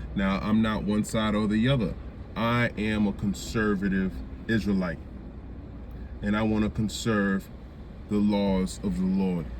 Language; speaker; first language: English; native; English